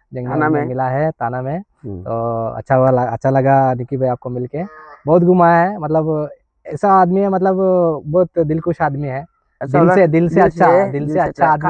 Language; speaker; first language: Hindi; non-native, local second language; Telugu